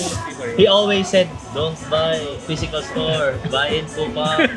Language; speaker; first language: English; non-native, local second language; Filipino